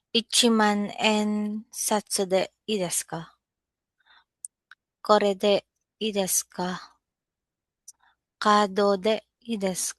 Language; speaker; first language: Japanese; non-native, learner; Filipino